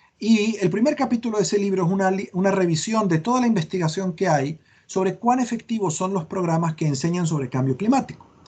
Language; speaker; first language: Spanish; native; Spanish